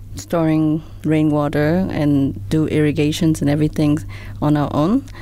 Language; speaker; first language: English; non-native, fluent; Vietnamese